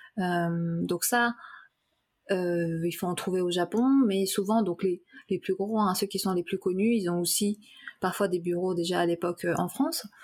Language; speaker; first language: French; native; French